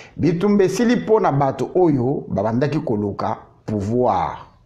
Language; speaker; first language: French; non-native, local second language; Lingala